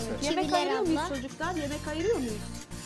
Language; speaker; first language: Turkish; native; Turkish